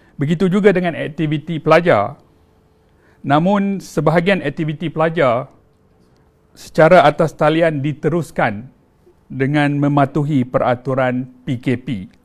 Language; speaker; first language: Malay; native; Malay